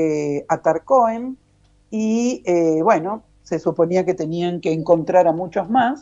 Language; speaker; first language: Spanish; native; Spanish